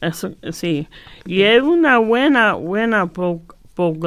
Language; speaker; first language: Spanish; early bilingual, heritage; Spanish